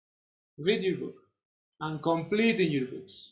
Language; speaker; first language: English; non-native, fluent; Spanish